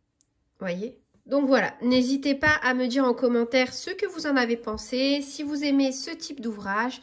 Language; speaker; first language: French; native; French